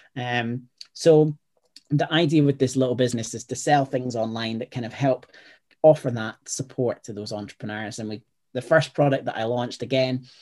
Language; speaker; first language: English; native; English